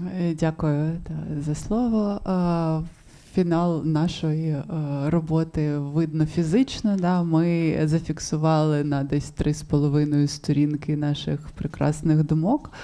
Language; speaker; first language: Ukrainian; non-native, local second language; Russian